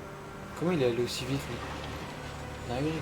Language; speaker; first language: French; native; French